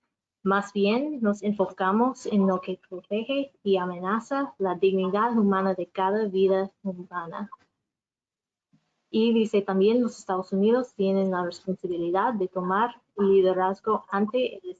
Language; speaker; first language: Spanish; non-native, fluent; English